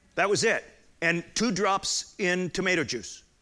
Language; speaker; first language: English; native; English